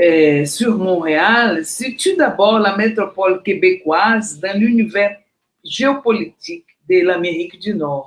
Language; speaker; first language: French; non-native, fluent; Portuguese